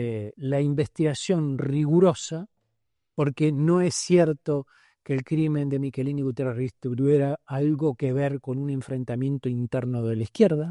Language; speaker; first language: Spanish; native; Spanish